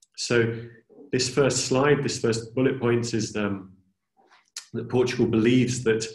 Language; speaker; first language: English; native; English